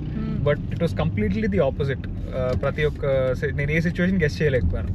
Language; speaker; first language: Telugu; native; Telugu